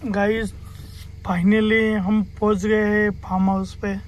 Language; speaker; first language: Hindi; non-native, local second language; Marathi